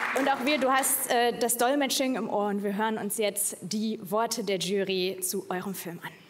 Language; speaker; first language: German; native; German